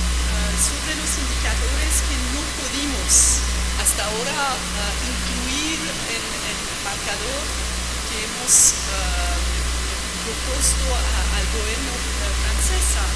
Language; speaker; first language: Spanish; non-native, fluent; French